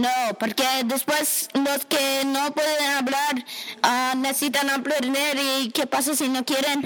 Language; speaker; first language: Spanish; non-native, learner; English